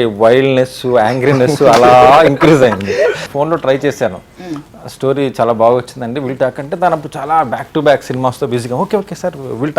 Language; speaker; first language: Telugu; native; Telugu